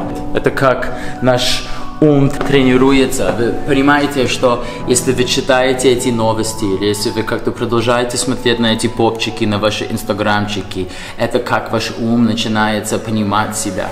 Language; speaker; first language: Russian; non-native, fluent; English